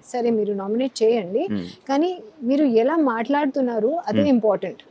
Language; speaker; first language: Telugu; non-native, learner; Hindi